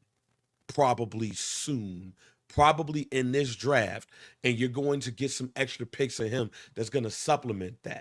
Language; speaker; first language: English; native; English